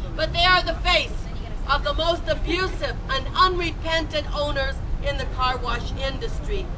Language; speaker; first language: English; early bilingual, other home language; Spanish